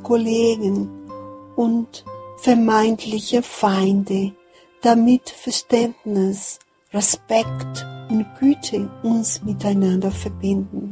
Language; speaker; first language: German; non-native, fluent; Portuguese